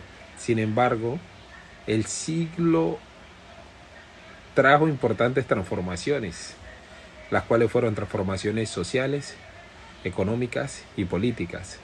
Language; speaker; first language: Spanish; native; Spanish